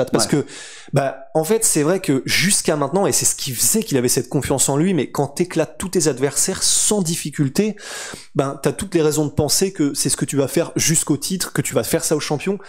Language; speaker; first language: French; native; French